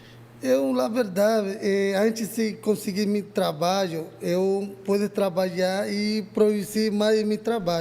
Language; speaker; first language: Portuguese; non-native, learner; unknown